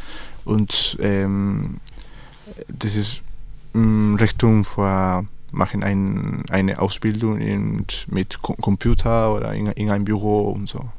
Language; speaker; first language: German; non-native, learner; Spanish